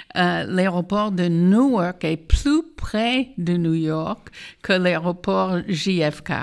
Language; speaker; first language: French; non-native, fluent; English